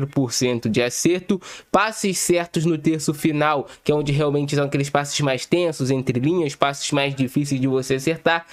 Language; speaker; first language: Portuguese; native; Portuguese